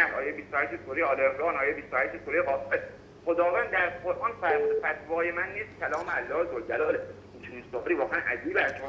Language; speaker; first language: Persian; native; Persian